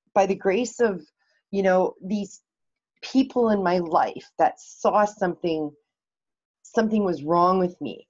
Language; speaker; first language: English; native; English